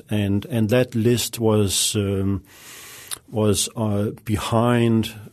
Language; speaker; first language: English; non-native, fluent; Danish